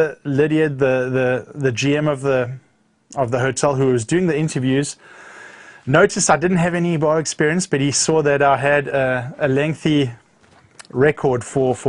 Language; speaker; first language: English; native; English